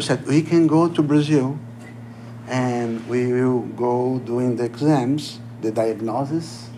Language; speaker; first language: English; non-native, learner; Portuguese